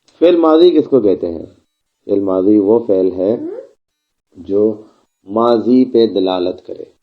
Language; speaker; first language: Urdu; non-native, local second language; Baluchi